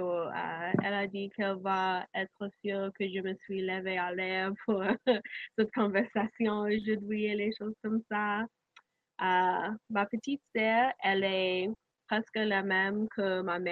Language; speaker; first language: French; non-native, learner; English